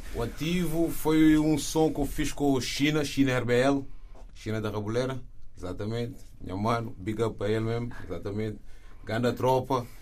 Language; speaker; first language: Portuguese; non-native, fluent; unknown